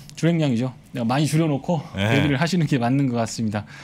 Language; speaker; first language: Korean; native; Korean